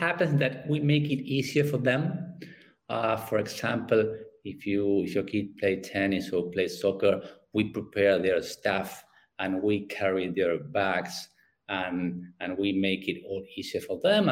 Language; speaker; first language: English; non-native, fluent; Spanish